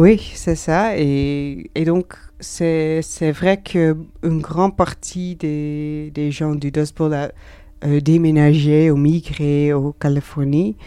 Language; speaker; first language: French; non-native, learner; Dutch